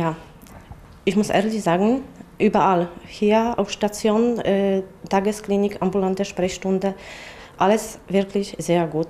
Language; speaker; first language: German; non-native, fluent; Polish